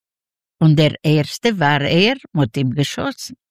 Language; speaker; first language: German; non-native, learner; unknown